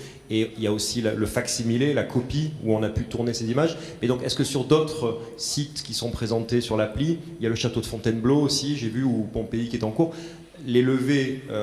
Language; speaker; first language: French; native; French